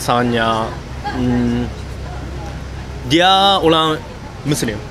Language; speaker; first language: Indonesian; non-native, learner; Japanese